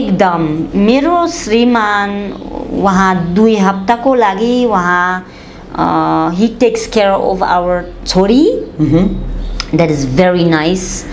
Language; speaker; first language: Nepali; non-native, learner; Dutch